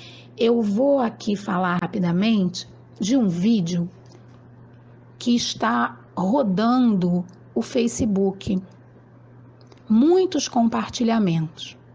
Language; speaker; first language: Portuguese; native; Portuguese